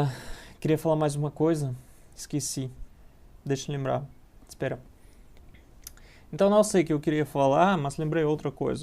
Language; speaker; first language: Portuguese; non-native, learner; Russian